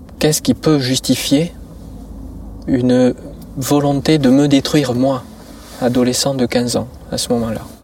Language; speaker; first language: French; native; French